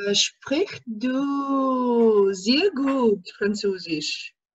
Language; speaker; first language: German; non-native, learner; Greek